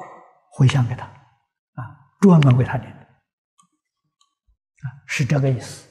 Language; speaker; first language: Chinese; native; Chinese